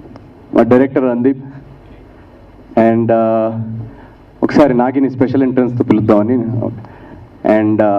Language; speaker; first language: Telugu; native; Telugu